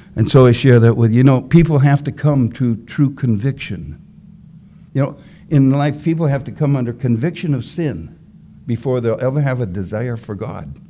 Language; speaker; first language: English; native; English